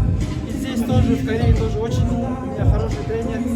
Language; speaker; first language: Russian; non-native, local second language; Kyrgyz